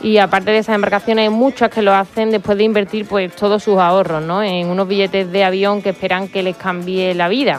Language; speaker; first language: Spanish; native; Spanish